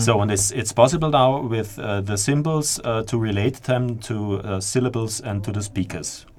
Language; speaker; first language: English; non-native, fluent; German